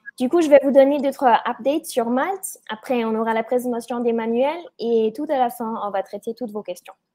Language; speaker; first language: French; non-native, fluent; German